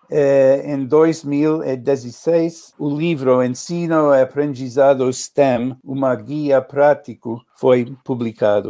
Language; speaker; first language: Portuguese; non-native, learner; English